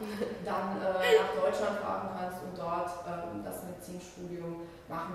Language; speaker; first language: German; non-native, fluent; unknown